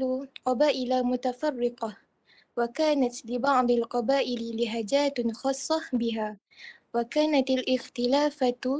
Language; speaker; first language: Arabic; non-native, learner; Malay